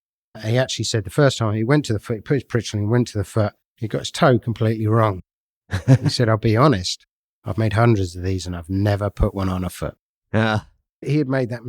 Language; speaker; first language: English; native; English